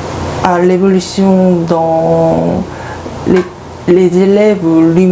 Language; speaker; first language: French; non-native, learner; Korean